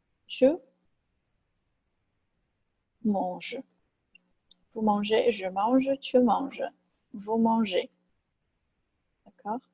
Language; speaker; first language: French; non-native, fluent; Portuguese